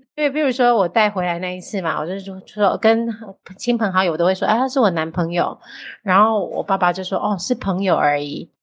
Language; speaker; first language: Chinese; native; Chinese